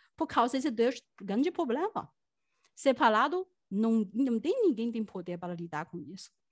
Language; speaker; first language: Portuguese; non-native, fluent; Chinese